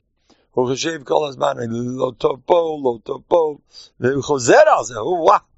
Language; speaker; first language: Hebrew; non-native, fluent; English